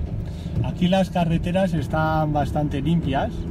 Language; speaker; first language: Spanish; native; Spanish